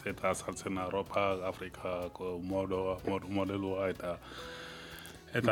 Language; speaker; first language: Basque; non-native, learner; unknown